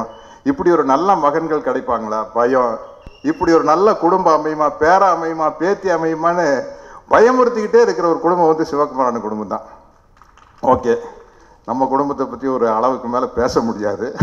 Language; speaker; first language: Tamil; native; Tamil